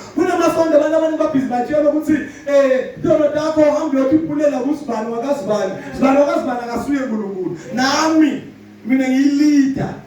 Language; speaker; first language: Zulu; non-native, local second language; Swati